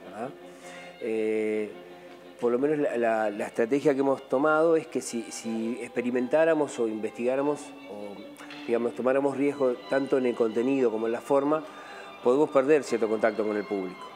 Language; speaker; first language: Spanish; native; Spanish